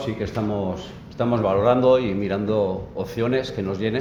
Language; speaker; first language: Spanish; native; Spanish